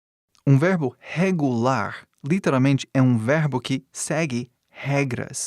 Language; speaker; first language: Portuguese; non-native, fluent; English